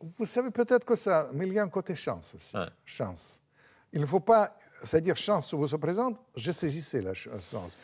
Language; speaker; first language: French; non-native, fluent; Russian